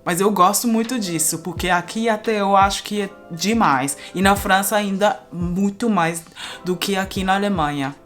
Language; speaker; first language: Portuguese; non-native, fluent; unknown